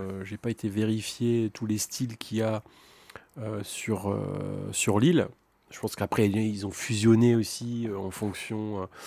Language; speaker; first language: French; native; French